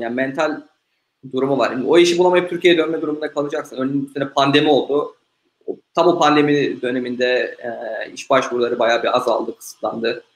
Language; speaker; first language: Turkish; native; Turkish